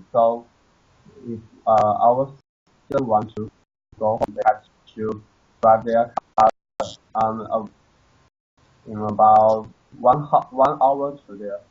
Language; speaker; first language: English; non-native, learner; Chinese